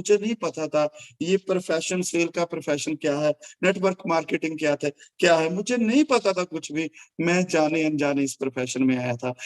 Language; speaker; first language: Hindi; non-native, local second language; Punjabi